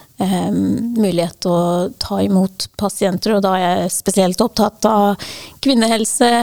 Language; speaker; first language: Norwegian; non-native, fluent; English